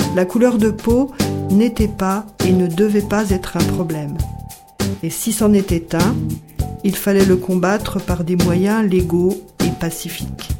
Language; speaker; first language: French; native; French